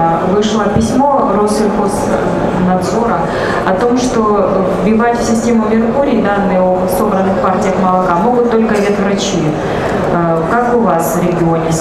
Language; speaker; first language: Russian; native; Russian